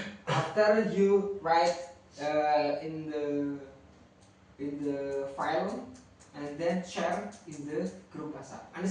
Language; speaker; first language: English; non-native, learner; Indonesian